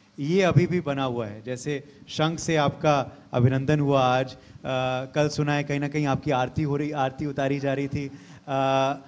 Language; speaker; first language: Hindi; native; Hindi